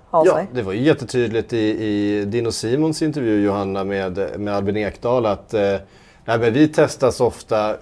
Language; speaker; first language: Swedish; native; Swedish